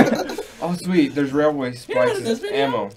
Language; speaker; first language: English; native; English